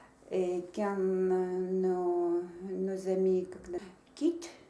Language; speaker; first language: French; non-native, learner; Russian